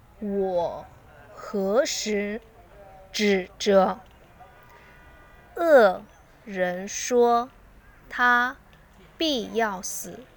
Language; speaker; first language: Chinese; non-native, learner; Korean